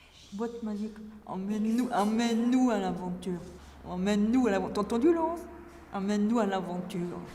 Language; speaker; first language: French; native; French